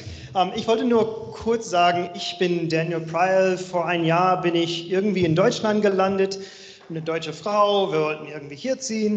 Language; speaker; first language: German; non-native, learner; English